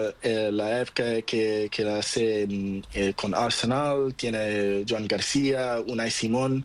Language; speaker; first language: Spanish; non-native, fluent; Portuguese